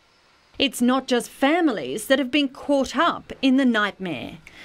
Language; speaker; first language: English; native; English